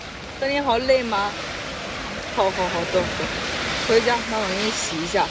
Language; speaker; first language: Chinese; native; Chinese